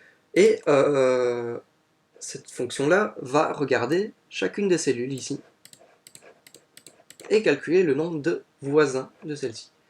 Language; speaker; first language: French; native; French